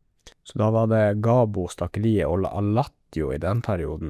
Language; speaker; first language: Norwegian; native; Norwegian